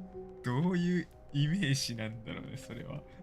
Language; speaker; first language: Japanese; native; Japanese